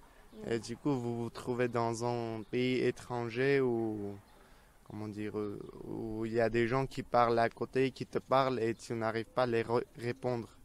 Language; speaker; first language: French; early bilingual, other home language; Armenian